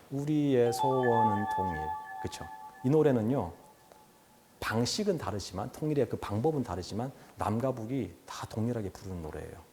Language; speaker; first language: Korean; native; Korean